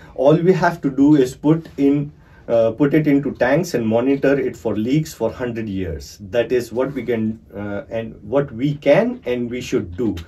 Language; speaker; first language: English; non-native, local second language; Marathi